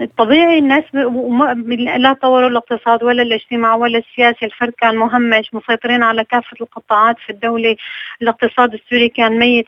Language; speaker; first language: Arabic; non-native, local second language; Kurdish